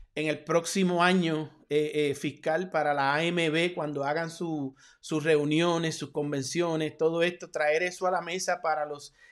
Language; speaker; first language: Spanish; native; Spanish